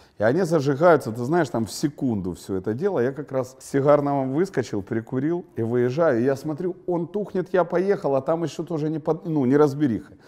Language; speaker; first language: Russian; native; Russian